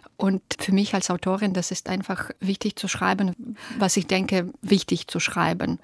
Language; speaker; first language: German; non-native, fluent; Belarusian